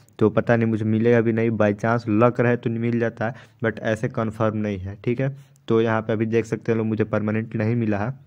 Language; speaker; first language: Hindi; native; Hindi